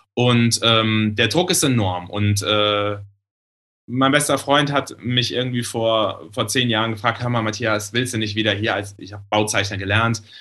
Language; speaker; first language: German; native; German